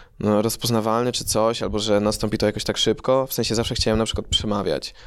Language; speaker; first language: Polish; early bilingual, heritage; Polish